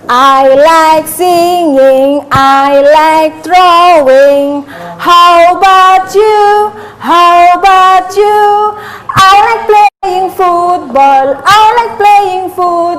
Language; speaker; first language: English; non-native, learner; Indonesian